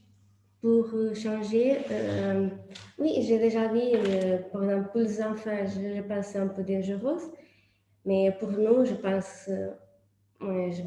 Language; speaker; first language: French; non-native, learner; Portuguese